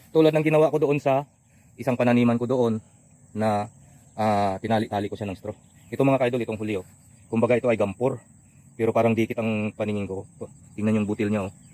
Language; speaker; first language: Filipino; non-native, local second language; Iloko